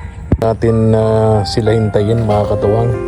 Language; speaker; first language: Filipino; native; Filipino